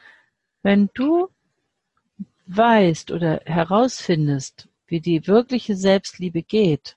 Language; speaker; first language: German; native; German